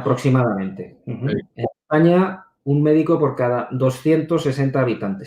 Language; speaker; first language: Spanish; native; Spanish